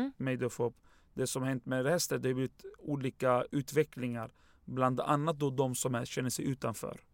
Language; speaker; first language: Swedish; early bilingual, other home language; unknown